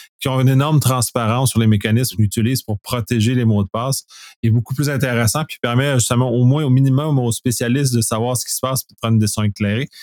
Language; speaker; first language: French; native; French